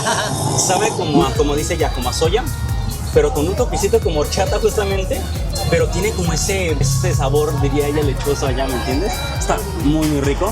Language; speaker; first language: Spanish; native; Spanish